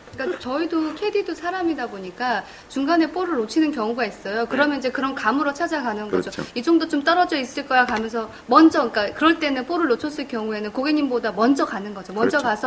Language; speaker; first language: Korean; native; Korean